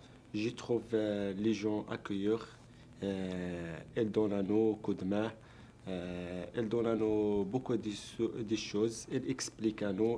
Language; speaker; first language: French; non-native, learner; Arabic